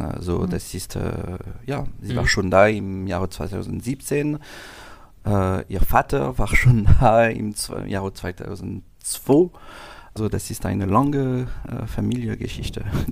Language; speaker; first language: German; non-native, learner; French